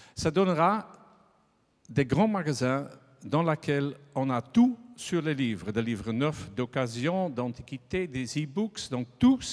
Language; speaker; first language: French; non-native, fluent; Dutch